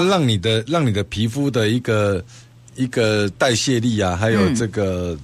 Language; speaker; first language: Chinese; native; Chinese